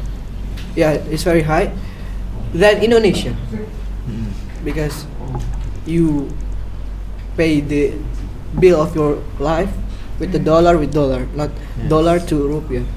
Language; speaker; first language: English; non-native, learner; Indonesian